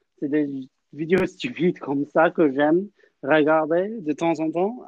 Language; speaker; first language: French; non-native, learner; English